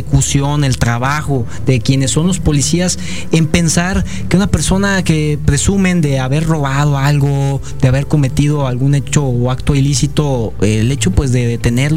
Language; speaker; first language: Spanish; native; Spanish